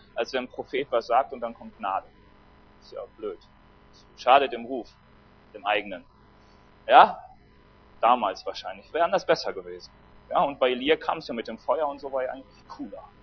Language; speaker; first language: German; native; German